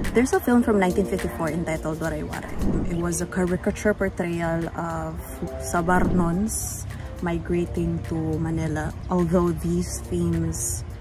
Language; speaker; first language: English; non-native, local second language; Waray